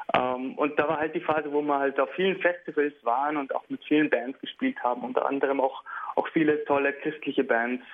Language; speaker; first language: German; early bilingual, heritage; German